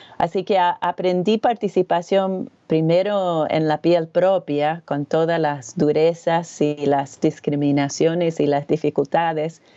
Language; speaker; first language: Spanish; non-native, fluent; English